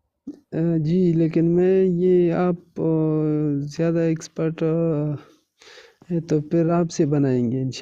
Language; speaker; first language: Hindi; non-native, local second language; Pashto